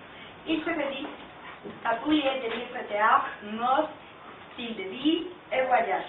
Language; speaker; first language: French; non-native, learner; Spanish